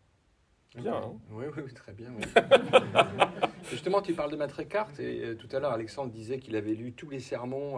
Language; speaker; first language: French; native; French